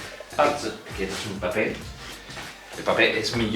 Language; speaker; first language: Catalan; non-native, local second language; Spanish